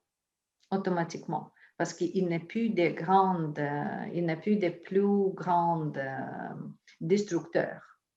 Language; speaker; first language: French; non-native, fluent; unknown